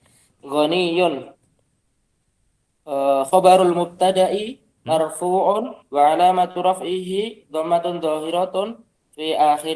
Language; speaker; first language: Arabic; non-native, learner; Indonesian